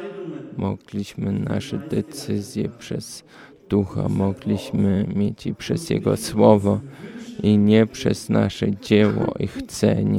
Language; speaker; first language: Polish; early bilingual, heritage; Polish